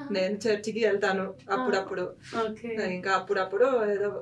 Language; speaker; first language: Telugu; non-native, fluent; Finnish